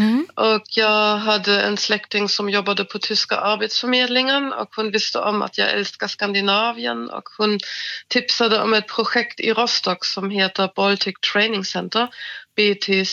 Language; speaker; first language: Swedish; non-native, fluent; German